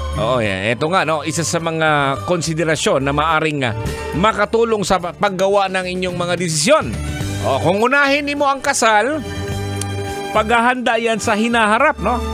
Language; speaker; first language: Filipino; native; Filipino